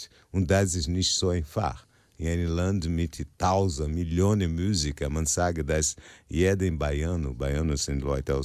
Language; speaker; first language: German; non-native, learner; Portuguese